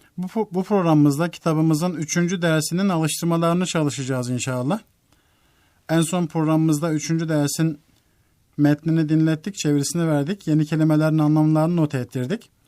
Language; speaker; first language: Turkish; native; Turkish